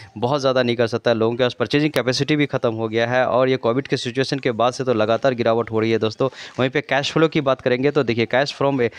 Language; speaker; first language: Hindi; native; Hindi